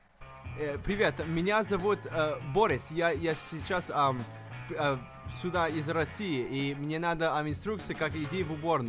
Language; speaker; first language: Russian; early bilingual, heritage; Russian